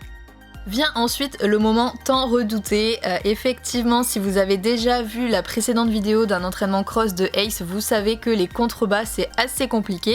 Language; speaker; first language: French; native; French